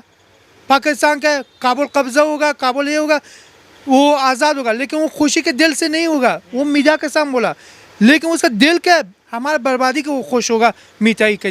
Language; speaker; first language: Hindi; non-native, learner; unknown